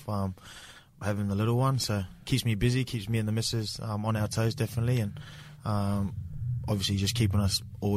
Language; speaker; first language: English; native; English